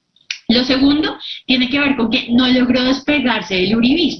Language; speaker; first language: Spanish; native; Spanish